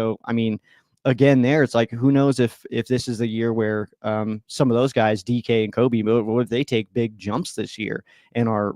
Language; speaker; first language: English; native; English